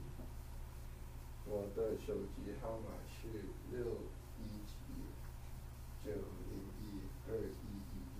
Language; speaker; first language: Chinese; non-native, learner; Thai